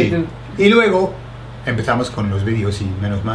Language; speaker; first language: Spanish; non-native, fluent; English